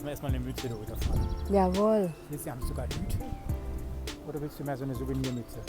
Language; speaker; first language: German; native; German